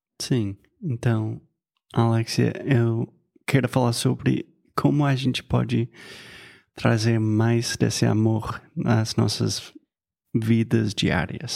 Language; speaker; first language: Portuguese; non-native, fluent; English